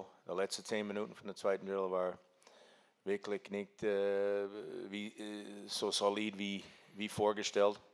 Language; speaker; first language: German; non-native, fluent; English